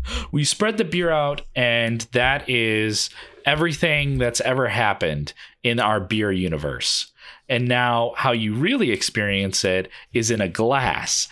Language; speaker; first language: English; native; English